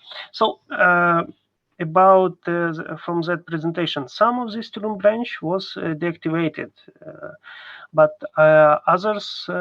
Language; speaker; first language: English; non-native, learner; Ukrainian